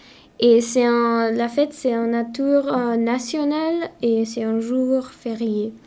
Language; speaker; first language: French; non-native, learner; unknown